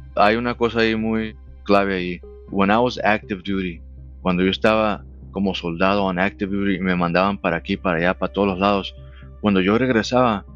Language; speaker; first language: Spanish; early bilingual, heritage; Spanish